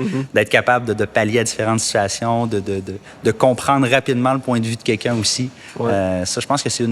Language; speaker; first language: French; native; French